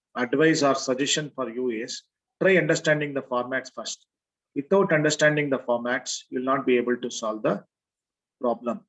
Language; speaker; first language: English; non-native, local second language; Kannada